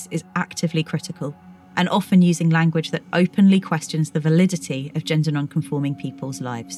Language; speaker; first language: English; native; English